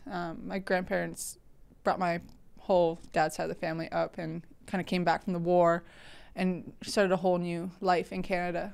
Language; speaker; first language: English; native; English